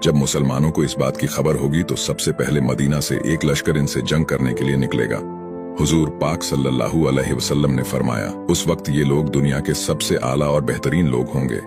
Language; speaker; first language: Hindi; native; Hindi